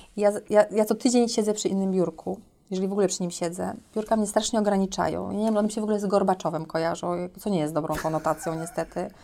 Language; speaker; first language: Polish; native; Polish